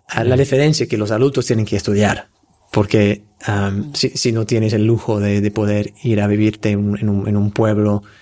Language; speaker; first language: Spanish; non-native, fluent; English